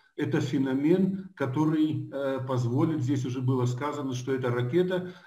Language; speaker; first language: Russian; native; Russian